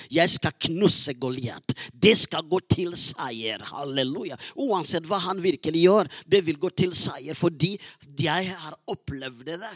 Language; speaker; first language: Norwegian; non-native, fluent; Rundi